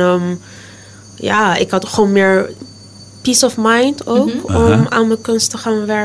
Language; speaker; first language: Dutch; non-native, local second language; Papiamento